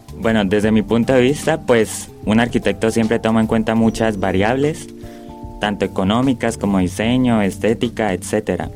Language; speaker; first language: Spanish; native; Spanish